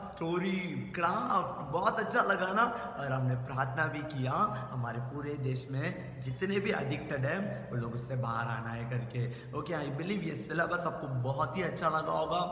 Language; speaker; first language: Hindi; non-native, local second language; Tamil